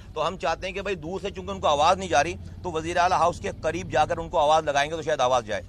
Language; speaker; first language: Urdu; native; Urdu